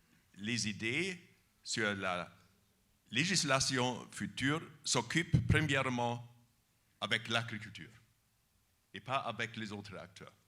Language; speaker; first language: French; non-native, fluent; German